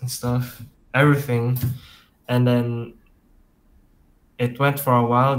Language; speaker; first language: English; non-native, local second language; Chinese